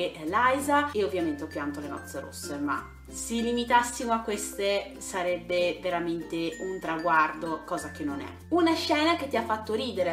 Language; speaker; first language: Italian; native; Italian